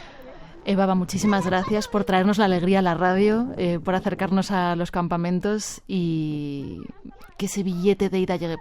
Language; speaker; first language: Spanish; native; Spanish